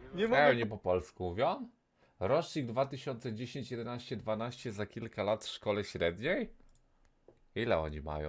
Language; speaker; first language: Polish; native; Polish